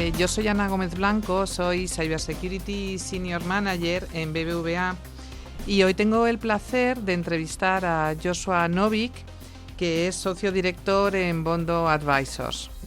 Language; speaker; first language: Spanish; native; Spanish